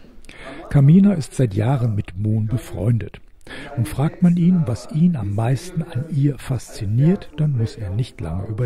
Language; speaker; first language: German; native; German